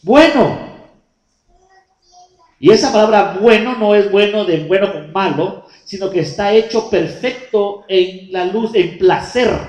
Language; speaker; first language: Spanish; native; Spanish